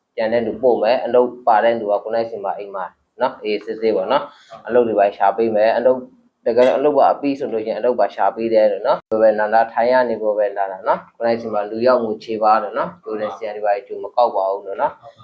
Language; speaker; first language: Burmese; native; Burmese